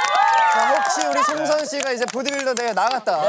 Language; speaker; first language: Korean; native; Korean